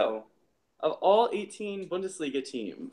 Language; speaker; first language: English; native; English